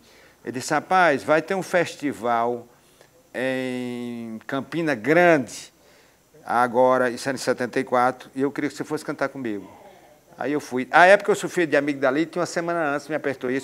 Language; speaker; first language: Portuguese; native; Portuguese